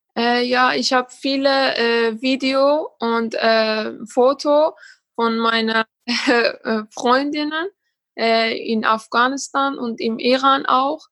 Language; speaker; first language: German; non-native, learner; Persian